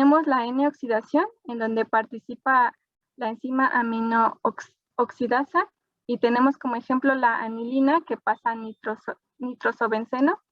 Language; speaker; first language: Spanish; native; Spanish